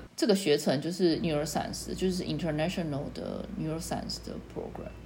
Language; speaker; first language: Chinese; native; Chinese